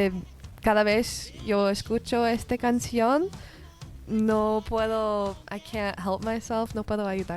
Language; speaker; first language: Spanish; non-native, learner; English